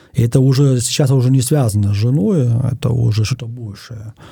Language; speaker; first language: Russian; non-native, fluent; German